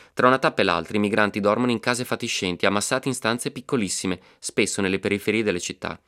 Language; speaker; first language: Italian; native; Italian